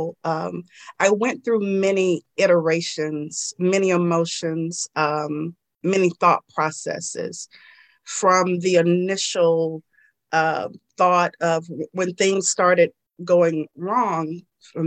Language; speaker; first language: English; native; English